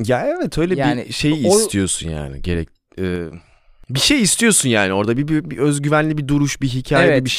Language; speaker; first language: Turkish; native; Turkish